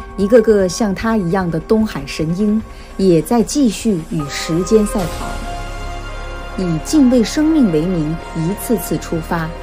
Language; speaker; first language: Chinese; native; Chinese